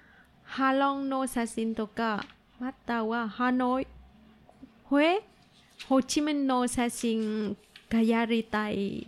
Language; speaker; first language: Japanese; non-native, learner; Vietnamese